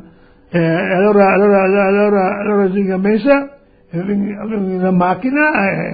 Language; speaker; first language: Italian; non-native, local second language; Friulian